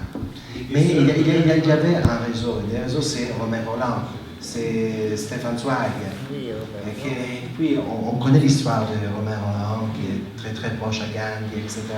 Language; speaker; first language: French; non-native, fluent; Italian